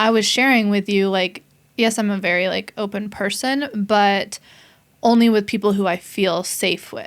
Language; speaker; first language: English; native; English